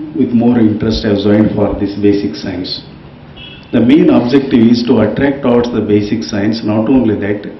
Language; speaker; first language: English; non-native, local second language; Kannada